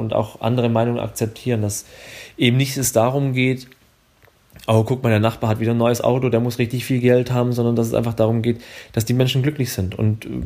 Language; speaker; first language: German; native; German